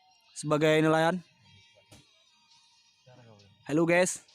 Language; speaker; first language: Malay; non-native, local second language; Achinese